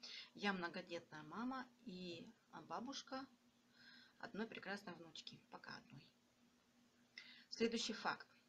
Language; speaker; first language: Russian; native; Russian